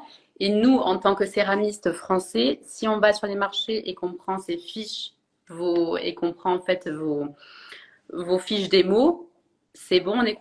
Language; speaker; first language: French; native; French